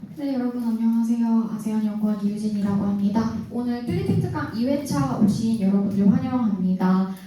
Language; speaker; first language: Korean; native; Korean